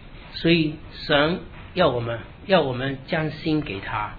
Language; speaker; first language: Chinese; native; Chinese